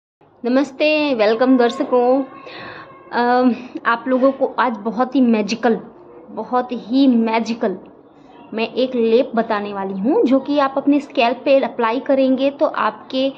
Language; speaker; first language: Hindi; native; Hindi